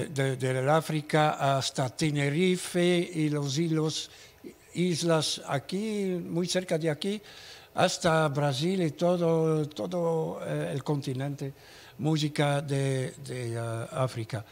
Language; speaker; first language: Spanish; non-native, learner; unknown